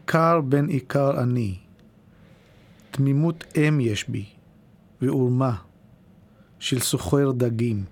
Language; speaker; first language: Hebrew; non-native, local second language; Arabic